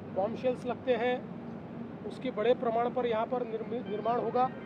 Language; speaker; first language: Hindi; non-native, local second language; Marathi